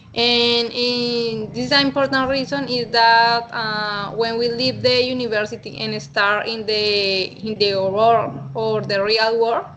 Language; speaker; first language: English; non-native, learner; Spanish